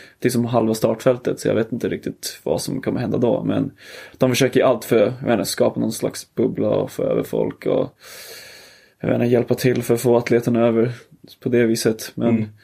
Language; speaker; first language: Swedish; native; Swedish